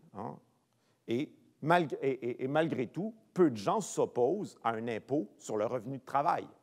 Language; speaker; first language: French; native; French